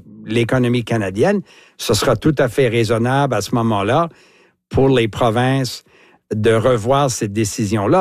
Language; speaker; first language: French; native; French